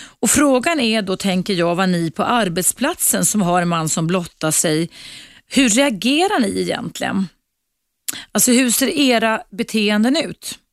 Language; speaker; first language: Swedish; native; Swedish